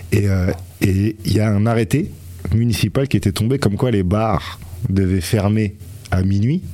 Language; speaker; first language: French; native; French